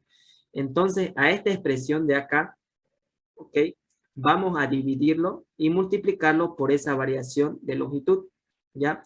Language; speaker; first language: Spanish; native; Spanish